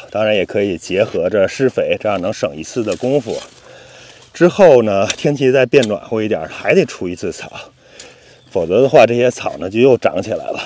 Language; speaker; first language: Chinese; native; Chinese